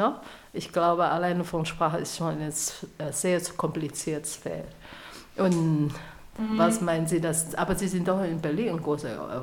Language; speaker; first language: German; non-native, learner; Chinese